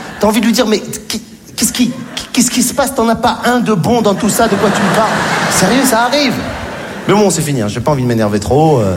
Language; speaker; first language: French; native; French